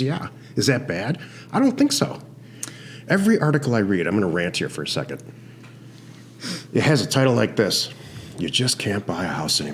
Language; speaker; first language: English; native; English